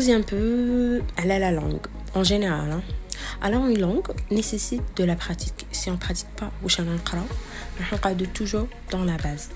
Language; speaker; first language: French; non-native, local second language; Arabic